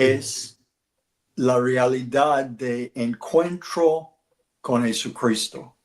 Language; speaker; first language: Spanish; non-native, learner; English